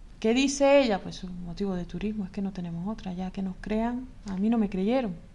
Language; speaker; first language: Spanish; native; Spanish